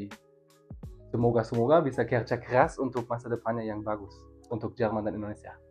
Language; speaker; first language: Indonesian; non-native, learner; German